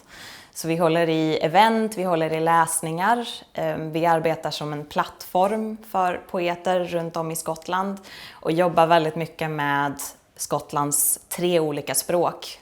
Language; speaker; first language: Swedish; native; Swedish